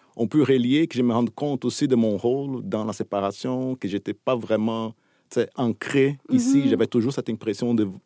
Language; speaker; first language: French; non-native, fluent; Portuguese